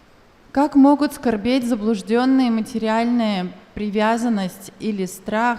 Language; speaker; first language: Russian; native; Russian